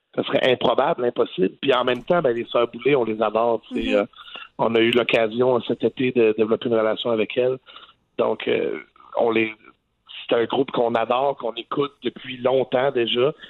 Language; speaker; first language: French; native; French